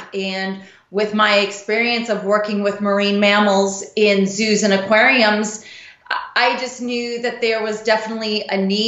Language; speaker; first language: English; native; English